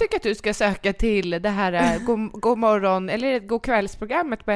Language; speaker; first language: Swedish; native; Swedish